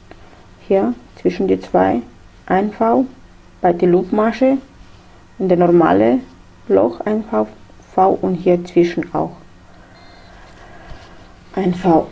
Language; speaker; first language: German; non-native, fluent; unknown